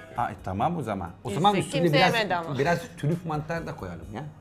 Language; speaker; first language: Turkish; non-native, fluent; Italian